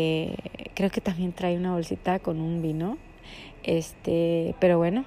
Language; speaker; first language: Spanish; native; Spanish